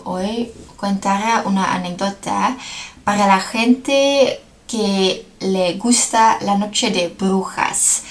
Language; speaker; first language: Spanish; non-native, learner; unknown